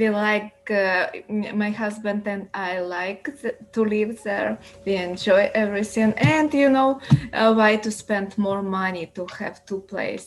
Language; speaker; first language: English; non-native, learner; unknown